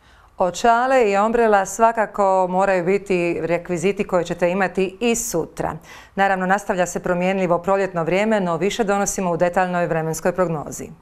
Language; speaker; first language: Serbian; native; Serbian